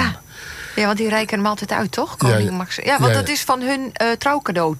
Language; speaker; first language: Dutch; native; Dutch